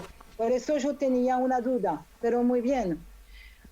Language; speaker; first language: Spanish; non-native, fluent; French